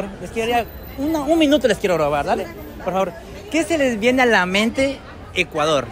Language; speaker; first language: Spanish; native; Spanish